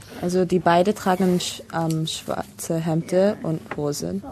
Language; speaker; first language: German; early bilingual, heritage; English